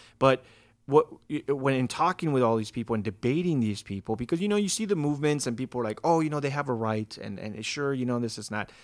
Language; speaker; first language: English; native; English